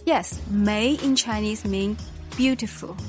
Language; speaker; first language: English; non-native, fluent; Chinese